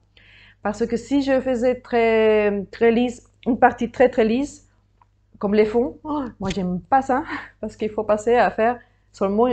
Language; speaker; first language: French; native; French